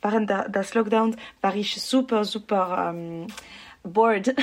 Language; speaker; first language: German; non-native, local second language; French